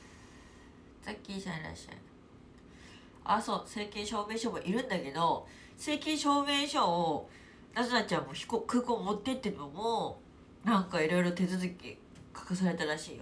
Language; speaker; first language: Japanese; native; Japanese